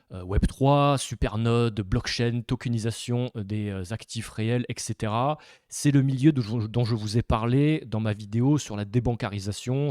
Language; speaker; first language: French; native; French